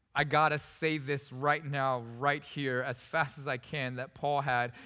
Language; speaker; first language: English; early bilingual, other home language; Korean